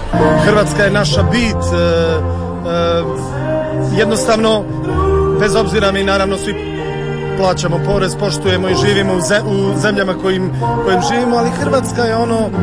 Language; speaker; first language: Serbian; early bilingual, heritage; Serbian